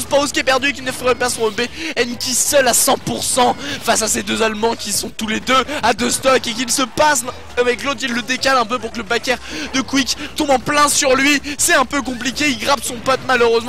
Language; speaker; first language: French; native; French